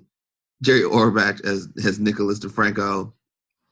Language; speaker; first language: English; native; English